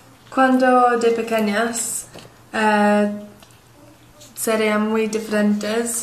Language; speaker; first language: Spanish; non-native, learner; English